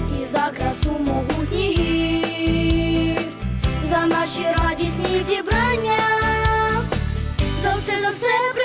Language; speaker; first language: Ukrainian; native; Ukrainian